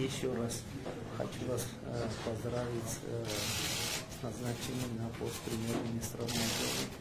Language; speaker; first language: Russian; non-native, local second language; Armenian